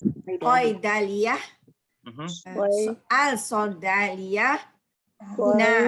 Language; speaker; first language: Arabic; non-native, learner; Malay